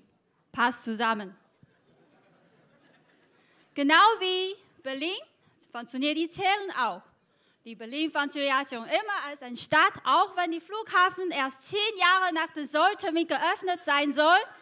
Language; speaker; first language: German; non-native, fluent; Chinese